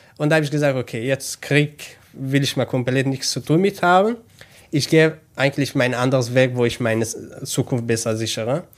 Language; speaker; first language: German; non-native, learner; Kurdish